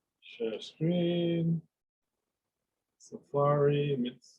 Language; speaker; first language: German; non-native, fluent; English